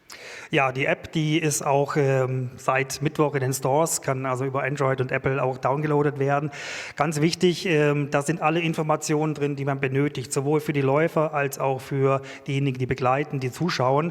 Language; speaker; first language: German; native; German